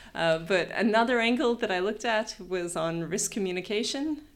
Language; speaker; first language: English; native; English